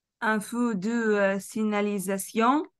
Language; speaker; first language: French; non-native, fluent; Arabic